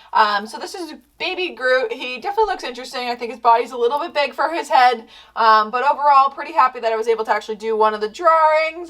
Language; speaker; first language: English; native; English